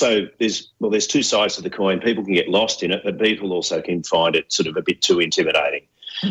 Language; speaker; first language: English; native; English